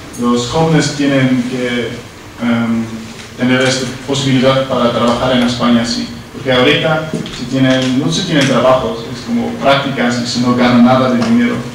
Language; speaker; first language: Spanish; non-native, learner; Dutch